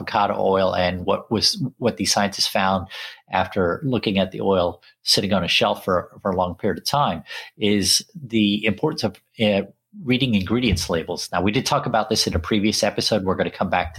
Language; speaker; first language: English; native; English